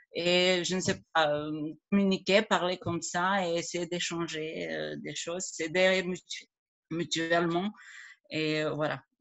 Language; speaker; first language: French; non-native, fluent; Croatian